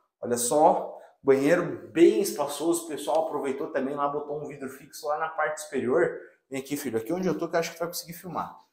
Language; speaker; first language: Portuguese; native; Portuguese